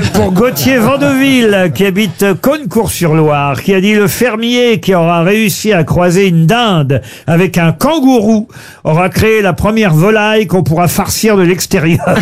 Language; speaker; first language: French; native; French